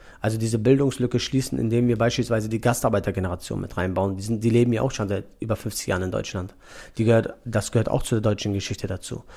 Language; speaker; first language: German; early bilingual, other home language; Turkish